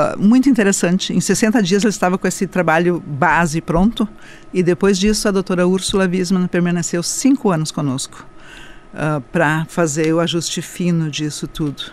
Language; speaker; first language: Portuguese; non-native, local second language; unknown